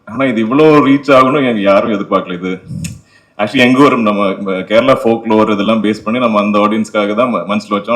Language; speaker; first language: Tamil; non-native, local second language; Malayalam